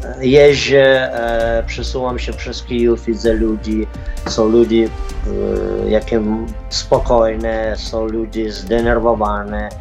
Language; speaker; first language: Polish; non-native, fluent; Ukrainian